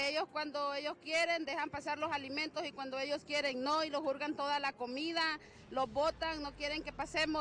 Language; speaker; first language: Spanish; native; Spanish